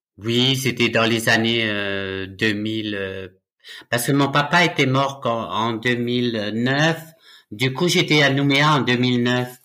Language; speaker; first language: French; native; French